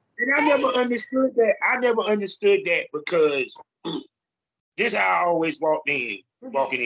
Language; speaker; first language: English; native; English